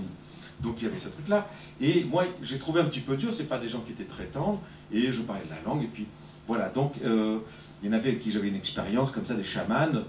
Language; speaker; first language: French; native; French